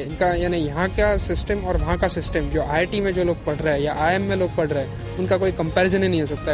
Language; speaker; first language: Hindi; native; Hindi